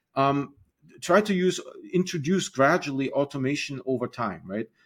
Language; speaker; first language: English; non-native, fluent; German